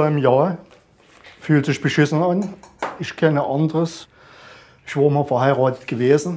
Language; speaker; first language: German; native; German